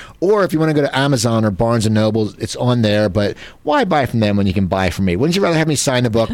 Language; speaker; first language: English; native; English